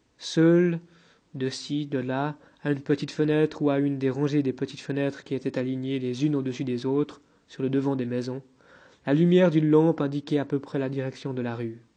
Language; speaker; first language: French; native; French